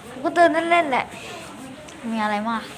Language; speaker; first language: Thai; native; Thai